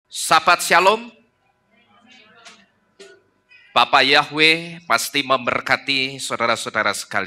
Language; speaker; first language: Indonesian; native; Indonesian